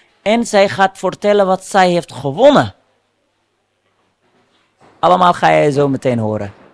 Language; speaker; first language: Dutch; non-native, fluent; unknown